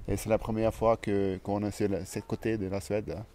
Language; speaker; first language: French; non-native, learner; Swedish